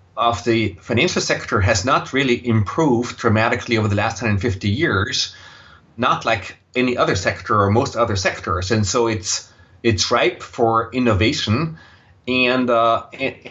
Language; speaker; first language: English; non-native, fluent; German